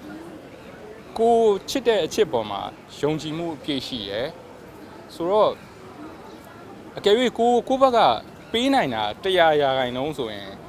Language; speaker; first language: Burmese; native; Burmese